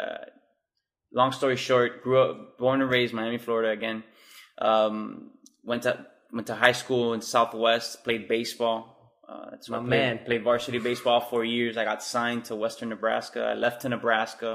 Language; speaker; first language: English; native; English